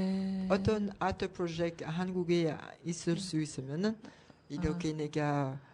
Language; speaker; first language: Korean; non-native, learner; French